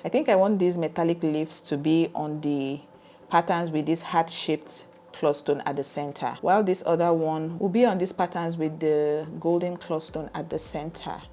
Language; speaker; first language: English; native; English